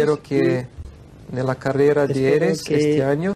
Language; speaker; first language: Spanish; non-native, learner; Portuguese